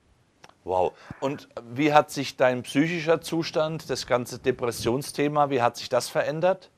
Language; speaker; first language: German; native; German